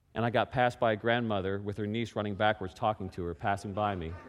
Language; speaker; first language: English; native; English